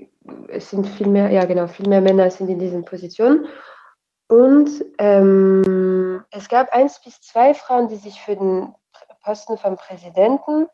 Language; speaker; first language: German; non-native, fluent; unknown